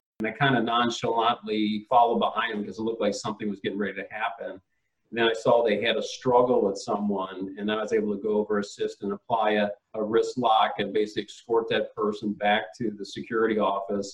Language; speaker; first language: English; native; English